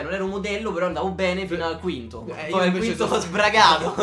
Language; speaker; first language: Italian; native; Italian